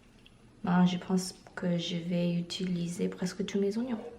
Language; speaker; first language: French; non-native, learner; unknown